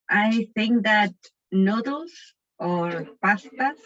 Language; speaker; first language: English; non-native, learner; Spanish